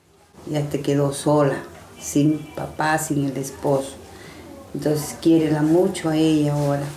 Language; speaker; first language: Spanish; native; Spanish